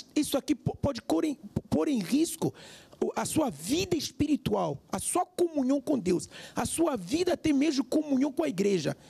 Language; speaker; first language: Portuguese; non-native, fluent; French